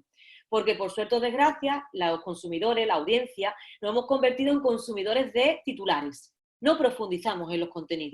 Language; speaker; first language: Spanish; native; Spanish